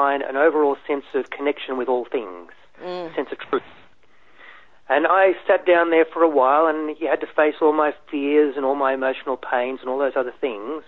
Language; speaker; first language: English; native; English